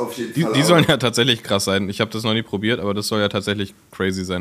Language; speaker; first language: German; native; German